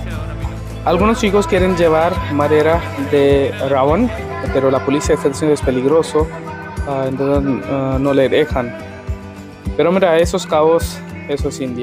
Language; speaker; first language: Spanish; non-native, fluent; Hindi